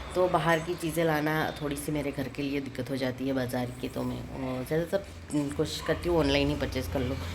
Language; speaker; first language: Hindi; non-native, local second language; Gujarati